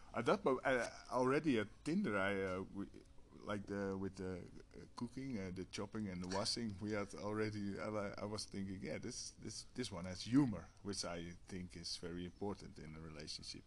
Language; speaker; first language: English; non-native, fluent; Dutch